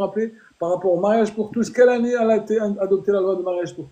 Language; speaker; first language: French; native; French